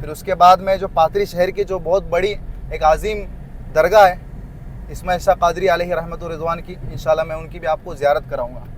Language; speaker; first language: Hindi; native; Hindi